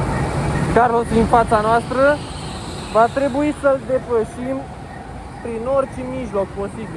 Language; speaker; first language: Romanian; native; Romanian